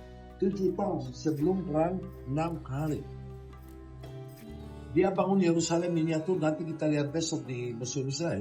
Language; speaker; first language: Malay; non-native, learner; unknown